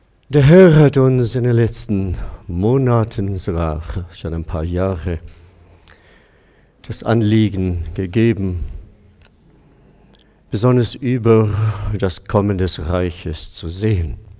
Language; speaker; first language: German; non-native, fluent; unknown